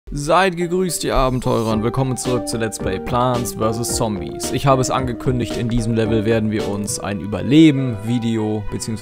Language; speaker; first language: German; native; German